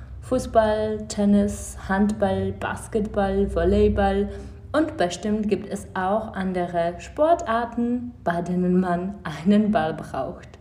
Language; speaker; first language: German; non-native, fluent; Czech